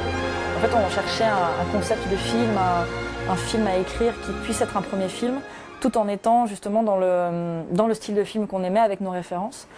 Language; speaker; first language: French; native; French